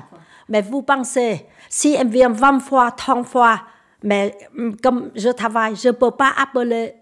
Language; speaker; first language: French; non-native, learner; Vietnamese